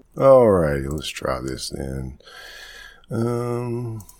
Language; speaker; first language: English; native; English